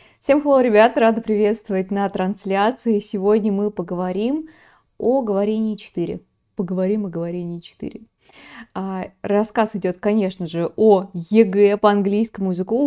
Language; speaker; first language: Russian; native; Russian